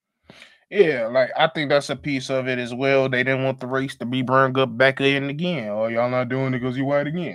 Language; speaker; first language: English; native; English